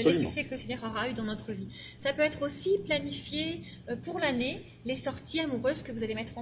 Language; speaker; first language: French; native; French